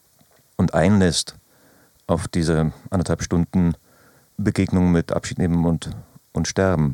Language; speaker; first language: German; native; German